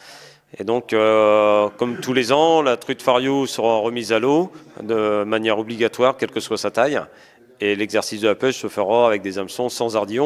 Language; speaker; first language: French; native; French